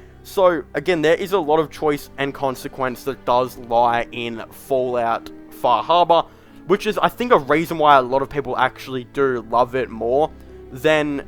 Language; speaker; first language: English; native; English